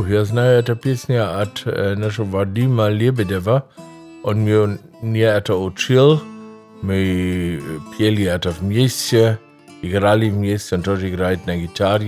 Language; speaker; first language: Russian; non-native, fluent; German